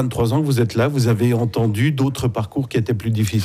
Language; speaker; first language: French; native; French